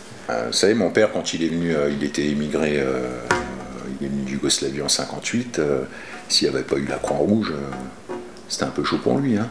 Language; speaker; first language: French; native; French